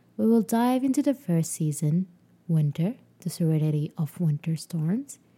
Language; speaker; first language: English; non-native, fluent; Arabic